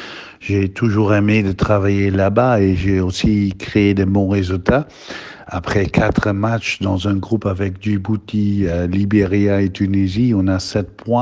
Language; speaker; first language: French; non-native, fluent; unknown